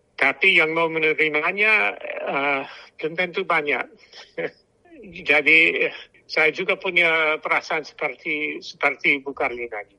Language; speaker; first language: Indonesian; non-native, fluent; English